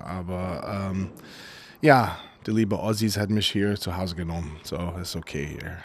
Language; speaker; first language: German; non-native, fluent; English